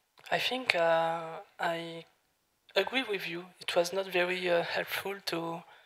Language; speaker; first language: English; non-native, learner; French